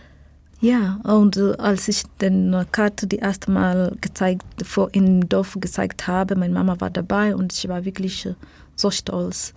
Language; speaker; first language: German; non-native, fluent; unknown